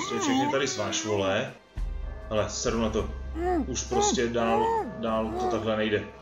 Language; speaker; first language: Czech; native; Czech